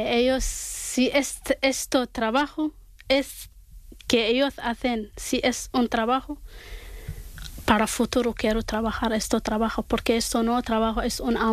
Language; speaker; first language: Spanish; non-native, learner; Arabic